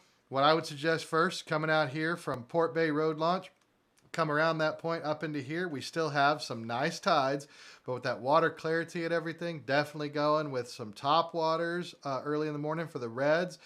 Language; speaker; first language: English; native; English